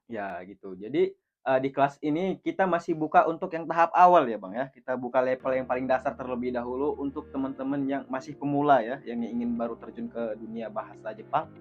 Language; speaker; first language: Indonesian; native; Indonesian